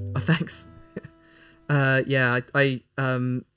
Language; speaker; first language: English; native; English